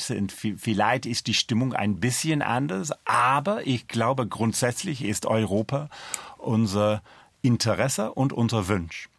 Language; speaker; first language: German; non-native, fluent; English